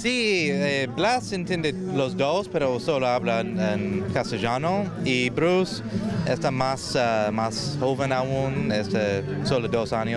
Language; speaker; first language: Spanish; non-native, learner; English